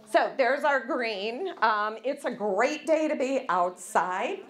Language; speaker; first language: English; native; English